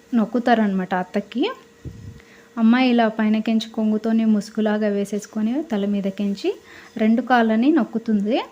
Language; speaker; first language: Telugu; non-native, local second language; Lambadi